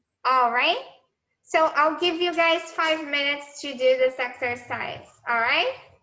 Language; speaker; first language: English; non-native, fluent; Portuguese